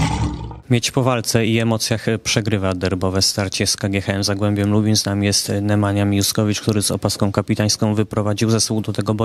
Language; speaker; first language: Polish; native; Polish